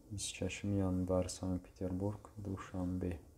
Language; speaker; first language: Russian; non-native, local second language; Tajik